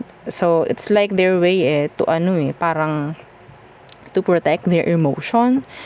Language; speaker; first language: English; non-native, local second language; Filipino